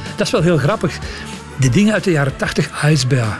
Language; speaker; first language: Dutch; native; Dutch